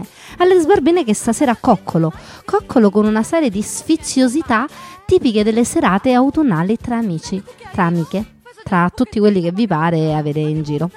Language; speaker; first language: Italian; native; Italian